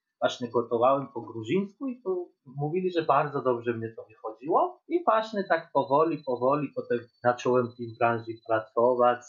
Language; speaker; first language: Polish; non-native, fluent; Georgian